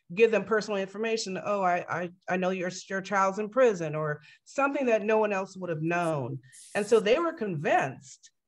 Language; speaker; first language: English; native; English